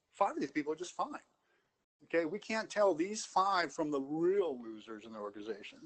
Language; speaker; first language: English; native; English